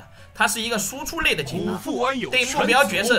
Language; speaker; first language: Chinese; native; Chinese